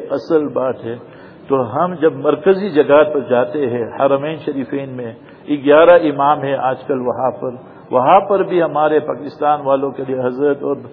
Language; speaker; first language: Urdu; native; Urdu